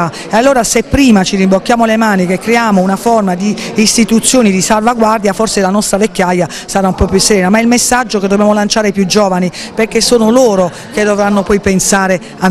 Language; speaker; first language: Italian; native; Italian